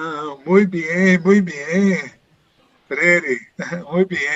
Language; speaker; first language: Spanish; non-native, learner; Portuguese